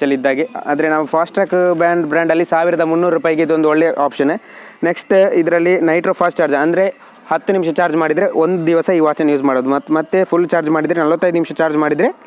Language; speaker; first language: Kannada; non-native, local second language; Tulu